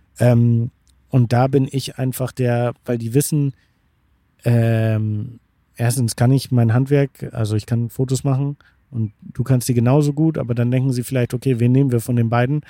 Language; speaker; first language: German; native; German